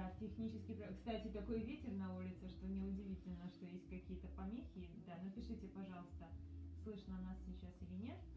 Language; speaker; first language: Russian; non-native, fluent; Polish